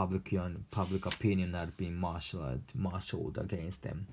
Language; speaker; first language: English; non-native, fluent; Japanese